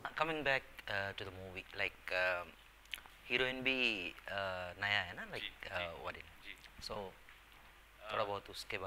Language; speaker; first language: Hindi; non-native, local second language; Telugu